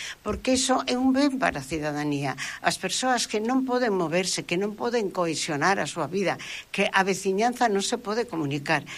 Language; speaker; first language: Galician; native; Galician